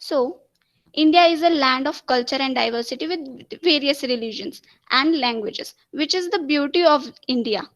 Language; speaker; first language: English; non-native, local second language; Marathi